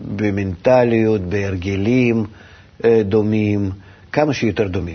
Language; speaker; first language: Hebrew; non-native, fluent; Russian